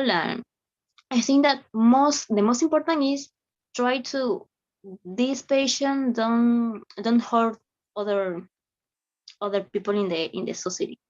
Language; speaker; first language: English; non-native, learner; Spanish